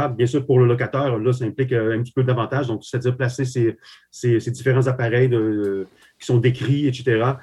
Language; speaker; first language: French; early bilingual, other home language; Slovak